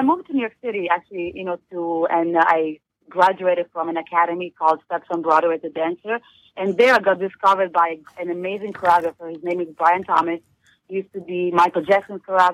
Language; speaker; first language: English; non-native, fluent; Italian